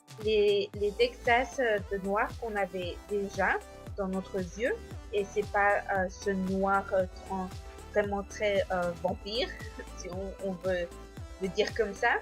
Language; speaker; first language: French; non-native, learner; Spanish